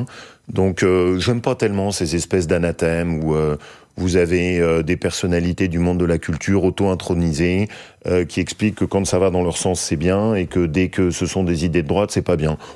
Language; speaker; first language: French; native; French